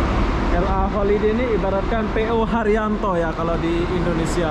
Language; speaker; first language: Indonesian; native; Indonesian